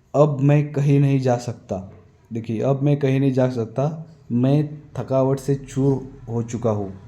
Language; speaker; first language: Hindi; non-native, local second language; Marathi